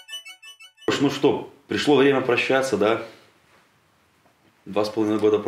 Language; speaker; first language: Russian; native; Russian